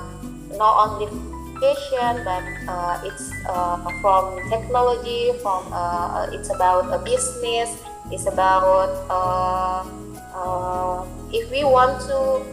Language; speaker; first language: English; non-native, learner; Indonesian